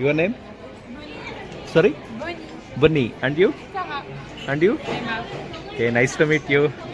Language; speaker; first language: English; non-native, local second language; Kannada